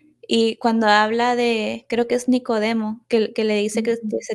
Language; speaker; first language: Spanish; native; Spanish